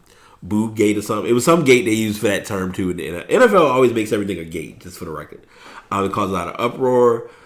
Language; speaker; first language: English; native; English